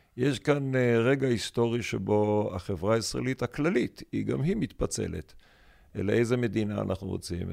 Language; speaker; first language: Hebrew; native; Hebrew